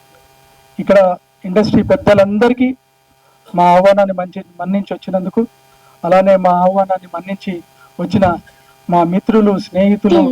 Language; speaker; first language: Telugu; native; Telugu